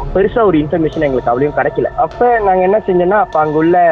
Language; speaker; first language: Tamil; early bilingual, heritage; Tamil